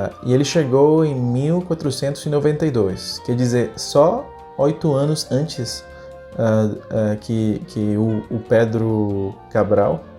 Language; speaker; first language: Portuguese; non-native, fluent; Spanish